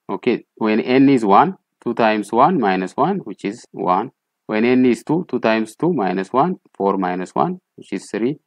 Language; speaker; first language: English; non-native, local second language; Amharic